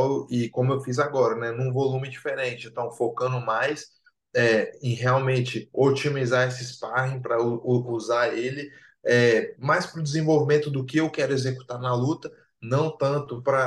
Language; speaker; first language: Portuguese; native; Portuguese